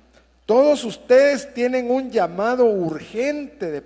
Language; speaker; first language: Spanish; native; Spanish